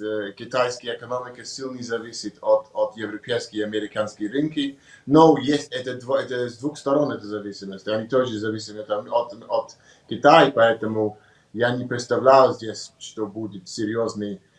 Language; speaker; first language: Russian; non-native, learner; English